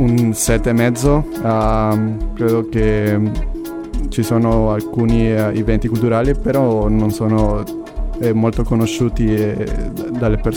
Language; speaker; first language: Italian; non-native, learner; Spanish